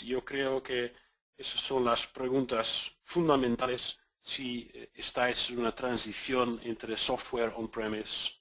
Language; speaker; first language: Spanish; non-native, fluent; Dutch